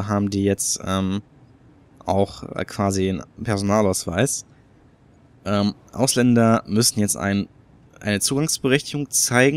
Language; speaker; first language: German; native; German